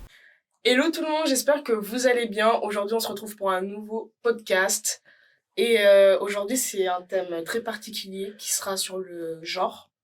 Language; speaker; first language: French; native; French